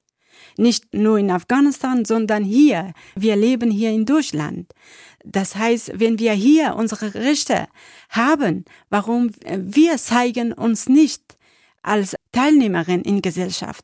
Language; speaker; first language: German; non-native, learner; Persian